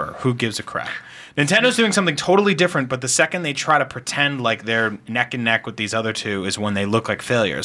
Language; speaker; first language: English; early bilingual, other home language; Italian